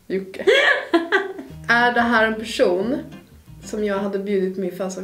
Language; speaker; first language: Swedish; native; Swedish